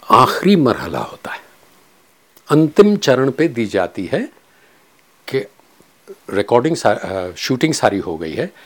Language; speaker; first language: Hindi; non-native, local second language; Kachhi